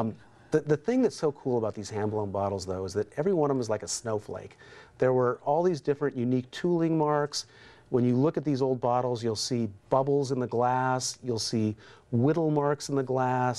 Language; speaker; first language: English; native; English